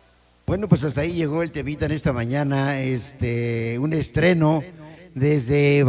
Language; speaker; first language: Spanish; native; Spanish